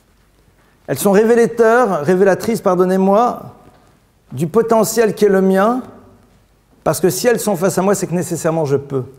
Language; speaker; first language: French; native; French